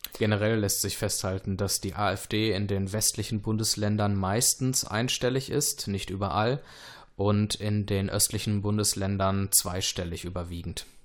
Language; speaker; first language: German; early bilingual, other home language; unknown